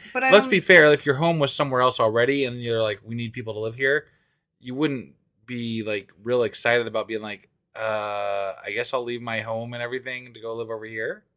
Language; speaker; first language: English; native; English